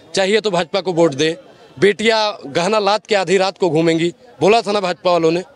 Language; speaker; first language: Hindi; native; Hindi